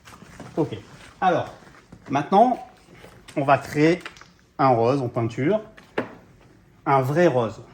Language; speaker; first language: French; native; French